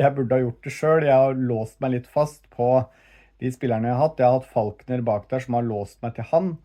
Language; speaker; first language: Norwegian; native; Norwegian